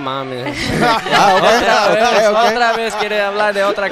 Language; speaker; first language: Spanish; early bilingual, heritage; English